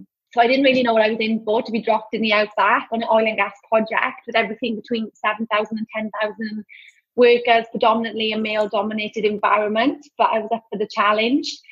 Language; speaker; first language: English; native; English